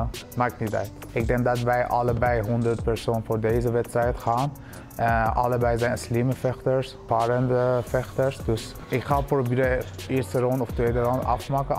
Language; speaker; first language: Dutch; early bilingual, other home language; Persian